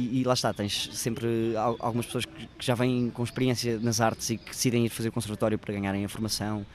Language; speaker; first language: Portuguese; native; Portuguese